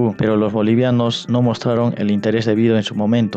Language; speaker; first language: Spanish; native; Spanish